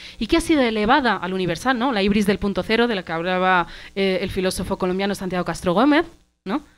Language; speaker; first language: Spanish; early bilingual, other home language; Arabic